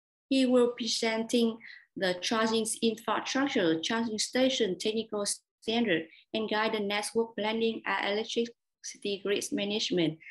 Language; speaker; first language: English; non-native, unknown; Vietnamese